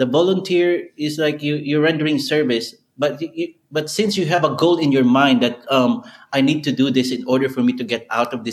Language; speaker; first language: English; non-native, local second language; Bikol